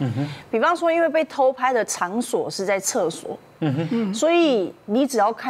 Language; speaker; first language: Chinese; native; Chinese